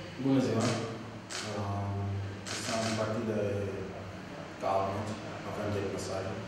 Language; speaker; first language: Romanian; non-native, learner; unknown